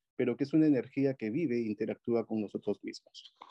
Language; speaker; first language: Spanish; native; Spanish